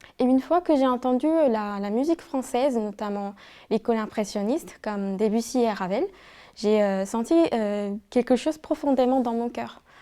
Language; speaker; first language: French; non-native, fluent; Korean